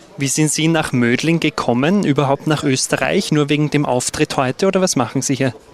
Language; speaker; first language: German; native; German